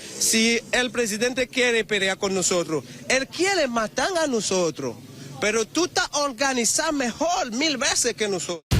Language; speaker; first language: Spanish; non-native, learner; Haitian Creole